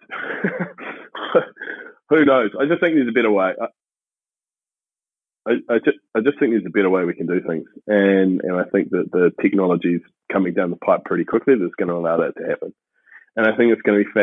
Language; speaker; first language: English; native; English